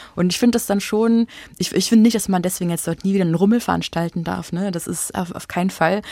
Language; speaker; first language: German; native; German